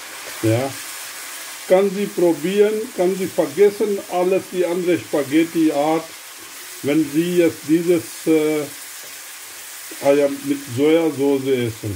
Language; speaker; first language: German; non-native, learner; Urdu